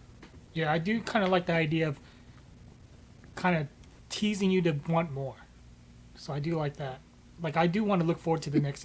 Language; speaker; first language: English; native; English